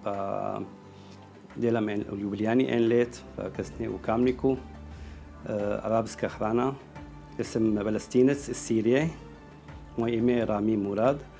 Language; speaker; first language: Slovenian; non-native, learner; Arabic